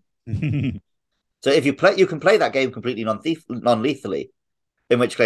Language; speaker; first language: English; native; English